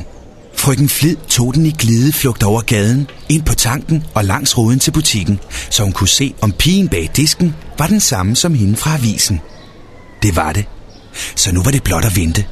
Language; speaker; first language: Danish; native; Danish